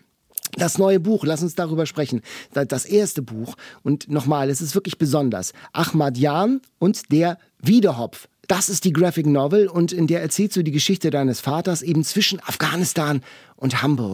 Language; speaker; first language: German; native; German